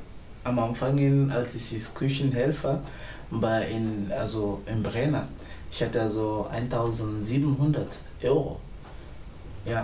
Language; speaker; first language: German; non-native, learner; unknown